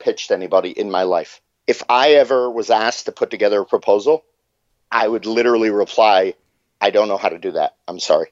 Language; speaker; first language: English; native; English